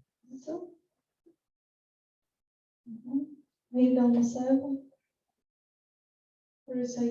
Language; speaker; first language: English; non-native, fluent; Russian